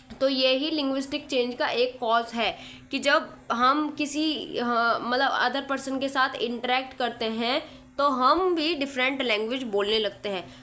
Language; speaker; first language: Hindi; native; Hindi